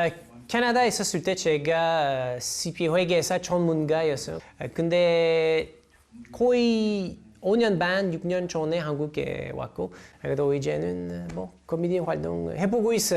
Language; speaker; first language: Korean; non-native, fluent; English